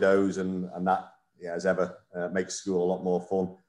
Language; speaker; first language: English; native; English